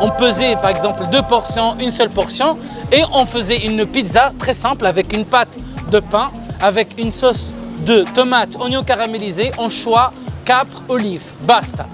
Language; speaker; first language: French; non-native, local second language; Arabic